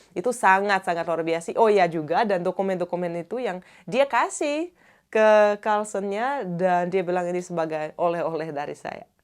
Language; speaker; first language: Indonesian; non-native, fluent; Russian